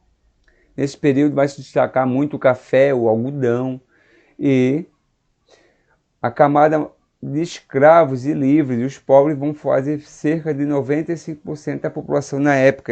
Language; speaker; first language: Portuguese; native; Portuguese